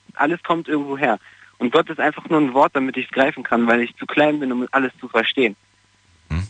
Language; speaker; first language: German; non-native, fluent; Portuguese